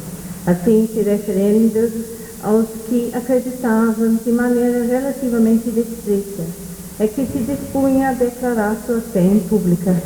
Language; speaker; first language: Portuguese; non-native, fluent; English